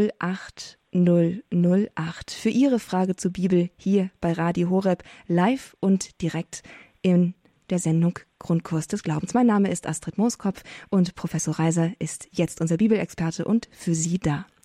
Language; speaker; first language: German; native; German